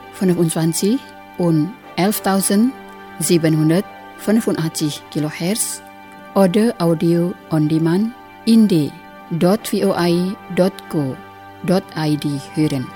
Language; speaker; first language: German; non-native, fluent; Indonesian